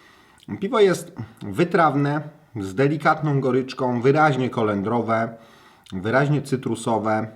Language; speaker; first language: Polish; native; Polish